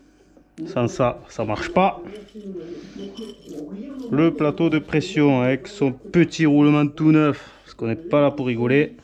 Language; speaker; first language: French; native; French